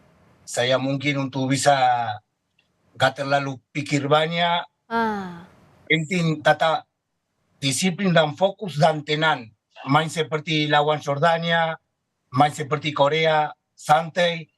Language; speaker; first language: Indonesian; non-native, fluent; Spanish